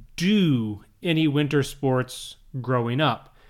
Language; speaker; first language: English; native; English